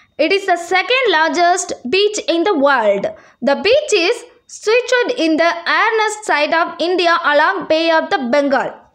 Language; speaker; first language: English; non-native, local second language; Tamil